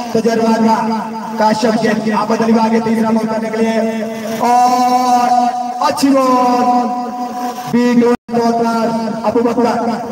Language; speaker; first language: Urdu; non-native, local second language; Punjabi